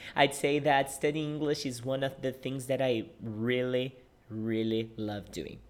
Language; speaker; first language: English; non-native, fluent; Portuguese